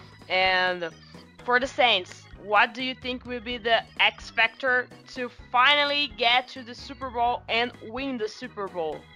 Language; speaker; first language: English; non-native, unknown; Portuguese